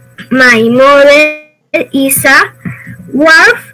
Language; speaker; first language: English; non-native, learner; Spanish